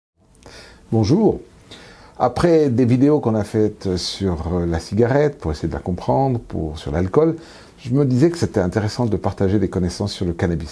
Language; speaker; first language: French; native; French